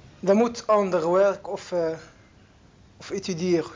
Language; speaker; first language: Dutch; non-native, learner; Arabic